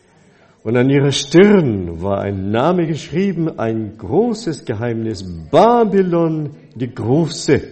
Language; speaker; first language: German; non-native, fluent; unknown